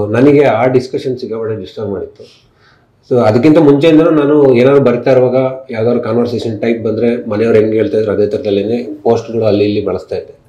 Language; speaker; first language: Kannada; native; Kannada